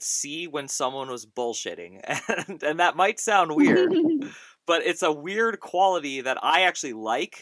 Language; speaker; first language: English; native; English